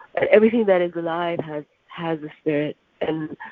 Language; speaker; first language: English; non-native, local second language; Urdu